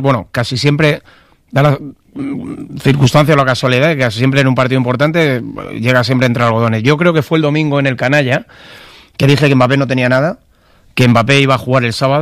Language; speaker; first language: Spanish; native; Spanish